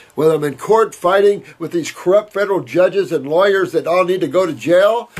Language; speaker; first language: English; native; English